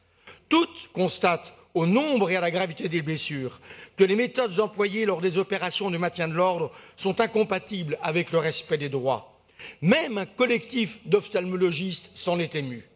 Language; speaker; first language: French; native; French